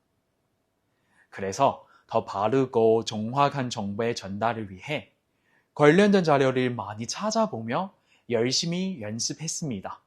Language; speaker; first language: Korean; non-native, fluent; Chinese